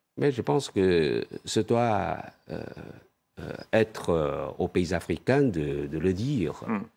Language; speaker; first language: French; non-native, fluent; Chinese